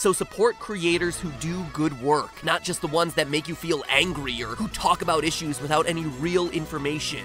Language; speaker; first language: English; native; English